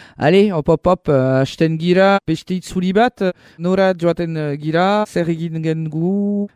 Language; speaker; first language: Basque; non-native, local second language; French